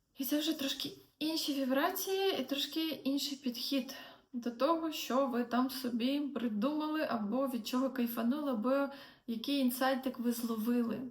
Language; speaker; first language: Ukrainian; non-native, local second language; Russian